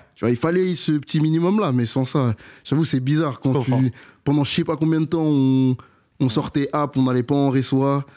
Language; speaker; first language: French; native; French